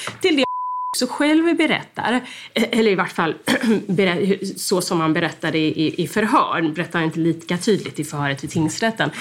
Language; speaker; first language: Swedish; native; Swedish